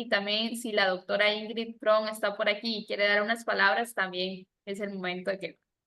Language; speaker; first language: Spanish; native; Spanish